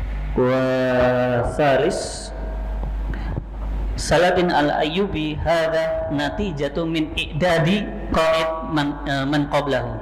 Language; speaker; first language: Arabic; non-native, local second language; Indonesian